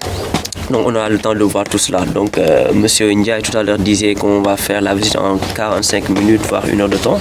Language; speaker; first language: French; non-native, local second language; Wolof